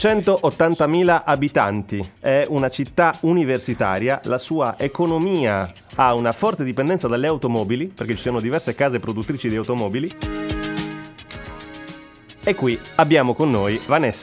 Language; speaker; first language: Italian; native; Italian